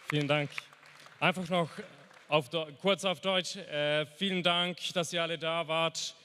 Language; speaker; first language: German; native; German